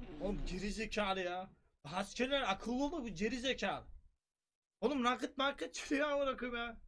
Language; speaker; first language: Turkish; native; Turkish